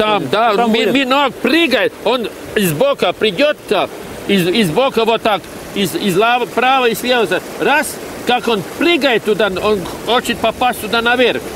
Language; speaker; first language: Russian; non-native, local second language; Latvian